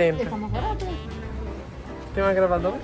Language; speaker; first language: Portuguese; non-native, fluent; Spanish